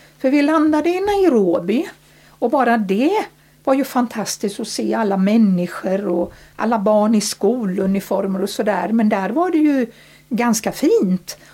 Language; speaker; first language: Swedish; early bilingual, other home language; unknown